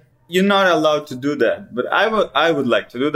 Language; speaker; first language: English; non-native, learner; Russian